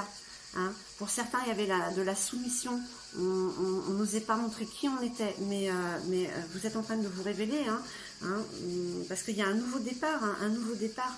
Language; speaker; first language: French; native; French